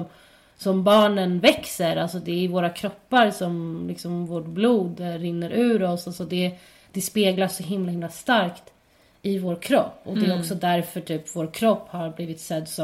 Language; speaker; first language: Swedish; native; Swedish